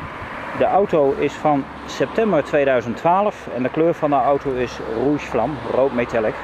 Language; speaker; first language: Dutch; native; Dutch